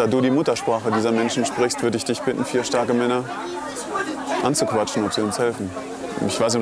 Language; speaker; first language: German; native; German